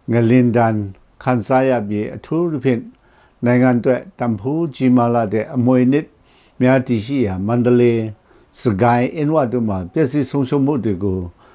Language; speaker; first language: Burmese; non-native, local second language; Kachin